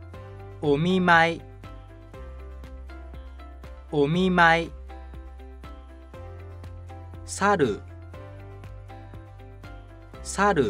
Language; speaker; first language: Japanese; native; Japanese